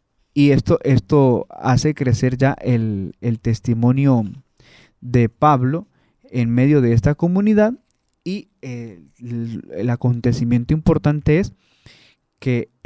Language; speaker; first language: Spanish; native; Spanish